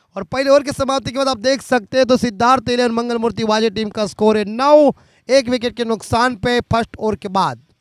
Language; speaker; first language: Hindi; non-native, local second language; Marathi